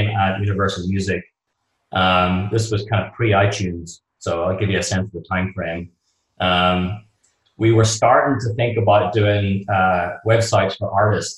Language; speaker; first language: English; native; English